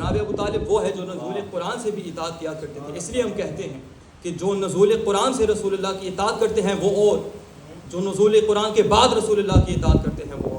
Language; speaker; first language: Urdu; early bilingual, heritage; Urdu